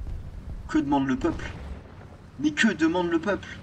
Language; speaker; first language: French; native; French